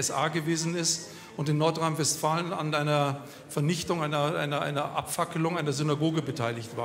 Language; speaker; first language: German; native; German